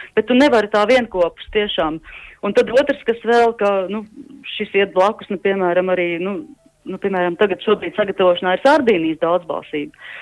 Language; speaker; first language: Latvian; native; Latvian